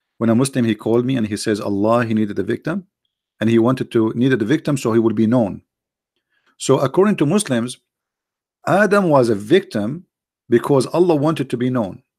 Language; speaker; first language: English; non-native, fluent; Arabic